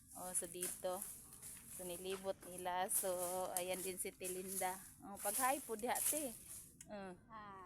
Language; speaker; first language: Filipino; non-native, local second language; Cebuano